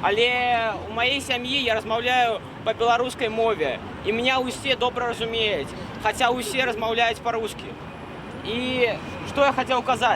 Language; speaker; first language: Belarusian; non-native, local second language; Russian